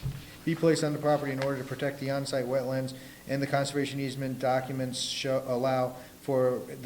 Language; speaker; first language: English; native; English